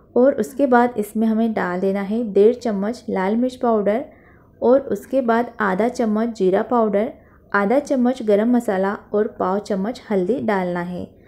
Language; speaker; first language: Hindi; non-native, local second language; Marathi